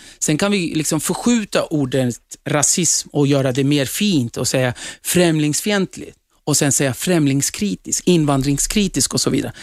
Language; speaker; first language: Swedish; early bilingual, other home language; Kurdish